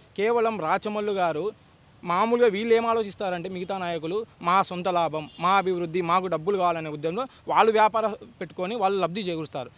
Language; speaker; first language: Telugu; native; Telugu